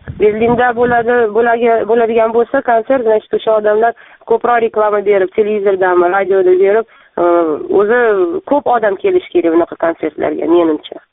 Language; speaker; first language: Uzbek; non-native, local second language; Russian